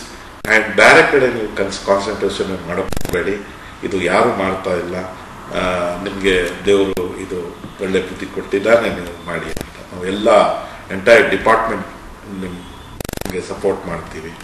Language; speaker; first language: Kannada; non-native, local second language; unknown